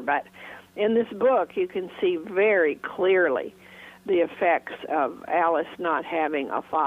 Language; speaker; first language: English; native; English